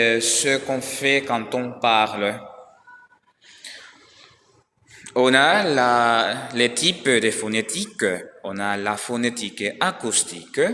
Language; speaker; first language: French; non-native, learner; Spanish